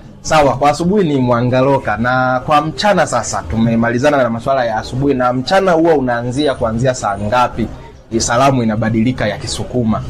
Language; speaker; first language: Swahili; native; Swahili